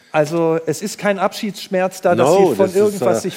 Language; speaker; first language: German; native; German